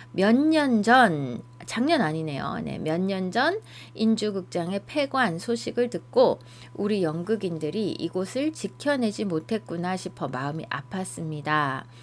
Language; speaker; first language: Korean; native; Korean